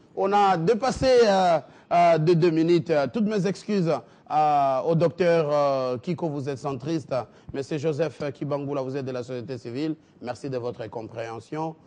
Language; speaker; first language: French; non-native, local second language; Lingala